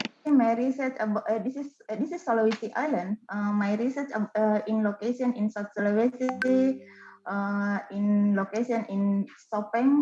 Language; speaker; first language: English; non-native, learner; Indonesian